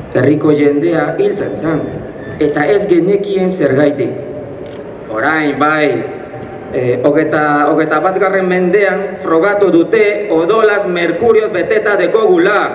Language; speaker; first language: Basque; non-native, fluent; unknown